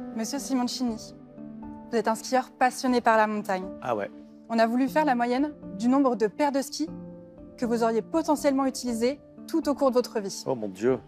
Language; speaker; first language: French; native; French